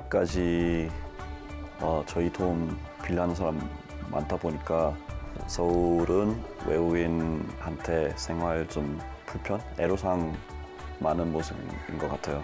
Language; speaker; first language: Korean; non-native, fluent; English